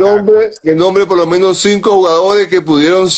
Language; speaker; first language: Spanish; native; Spanish